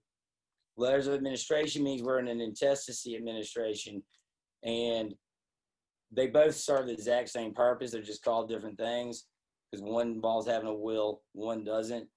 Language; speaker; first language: English; native; English